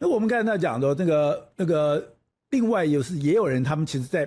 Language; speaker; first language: Chinese; native; Chinese